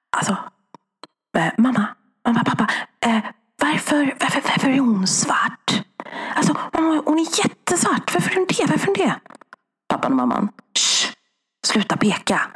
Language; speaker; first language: Swedish; early bilingual, other home language; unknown